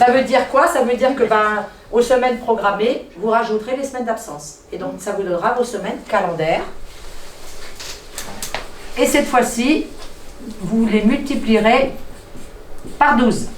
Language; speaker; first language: French; native; French